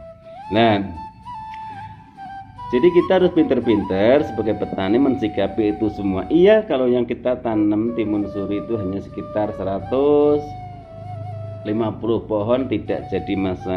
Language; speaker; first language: Indonesian; native; Indonesian